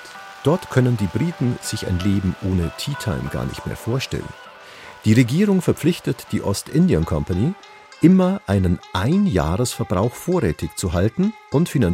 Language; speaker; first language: German; native; German